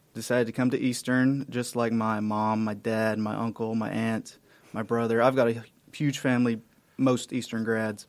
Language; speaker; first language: English; native; English